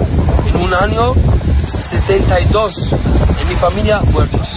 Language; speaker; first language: Spanish; non-native, learner; Arabic